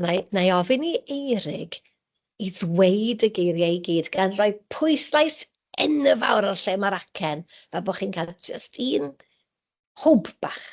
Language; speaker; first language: Welsh; native; Welsh